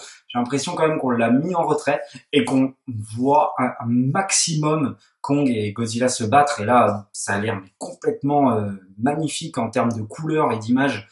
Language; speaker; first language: French; native; French